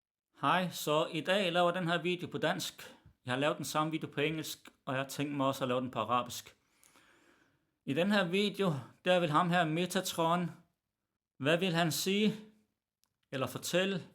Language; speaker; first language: Danish; early bilingual, other home language; Arabic